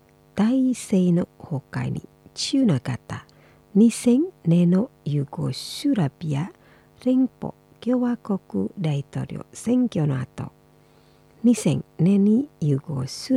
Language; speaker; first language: Japanese; non-native, fluent; Indonesian